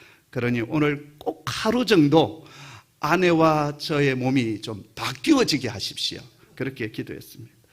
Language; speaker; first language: Korean; native; Korean